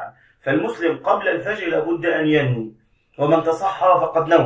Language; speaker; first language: Arabic; native; Arabic